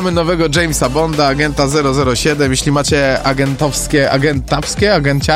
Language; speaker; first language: Polish; native; Polish